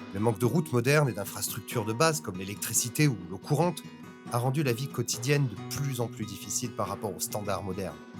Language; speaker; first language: French; native; French